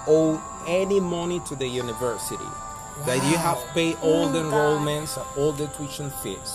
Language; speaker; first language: English; non-native, fluent; Spanish